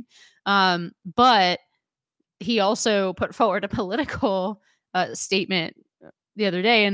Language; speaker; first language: English; native; English